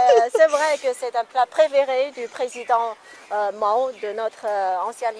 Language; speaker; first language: French; non-native, fluent; Chinese